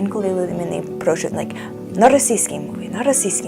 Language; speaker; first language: Ukrainian; non-native, learner; English